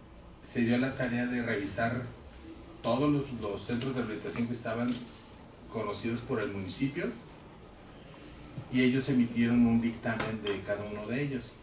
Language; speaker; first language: Spanish; native; Spanish